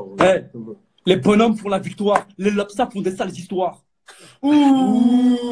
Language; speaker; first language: French; native; French